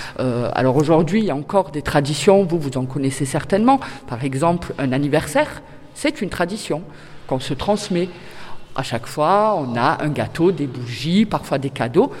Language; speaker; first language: French; native; French